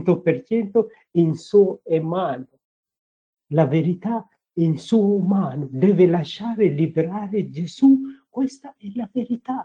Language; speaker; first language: Italian; non-native, learner; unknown